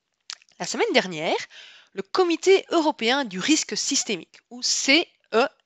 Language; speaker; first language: French; native; French